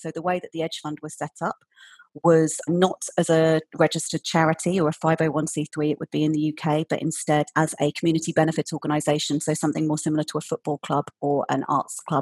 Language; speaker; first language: English; native; English